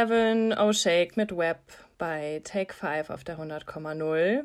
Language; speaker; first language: German; native; German